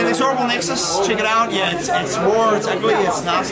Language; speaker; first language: English; native; English